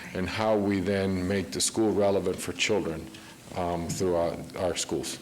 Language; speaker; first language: English; early bilingual, other home language; Spanish